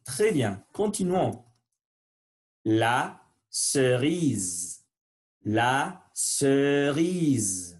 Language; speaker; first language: French; non-native, learner; Spanish